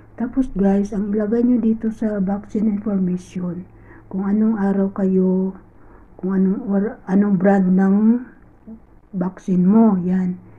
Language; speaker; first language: Filipino; non-native, local second language; Cebuano